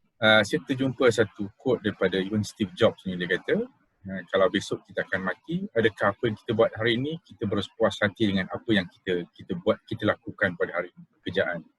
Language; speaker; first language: Malay; native; Malay